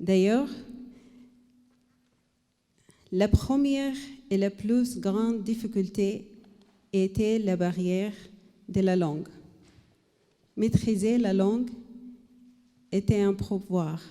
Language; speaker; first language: French; non-native, learner; Arabic